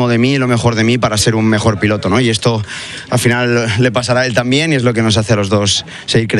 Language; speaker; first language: Spanish; native; Spanish